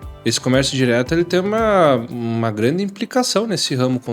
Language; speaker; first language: Portuguese; native; Portuguese